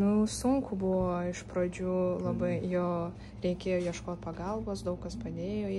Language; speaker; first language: Lithuanian; early bilingual, other home language; Tajik